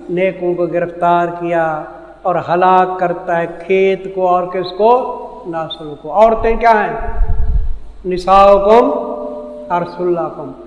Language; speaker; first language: Urdu; non-native, local second language; Saraiki